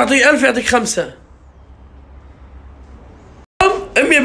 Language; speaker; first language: Arabic; native; Arabic